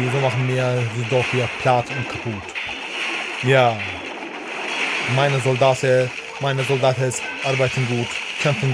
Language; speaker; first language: German; non-native, learner; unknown